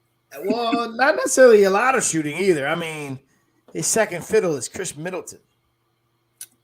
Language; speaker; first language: English; native; English